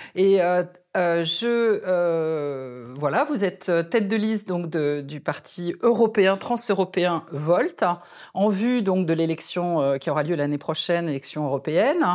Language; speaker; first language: French; native; French